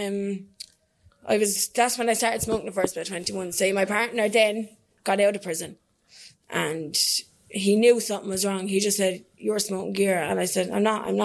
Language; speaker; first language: English; native; English